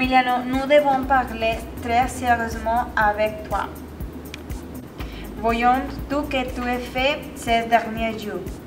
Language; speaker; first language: French; non-native, learner; Spanish